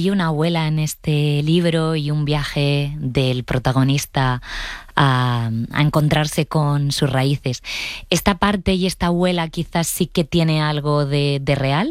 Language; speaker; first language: Spanish; native; Spanish